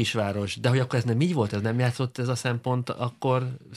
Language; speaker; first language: Hungarian; native; Hungarian